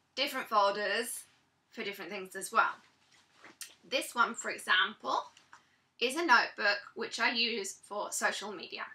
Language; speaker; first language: English; native; English